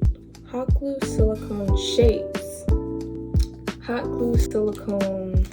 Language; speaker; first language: English; native; English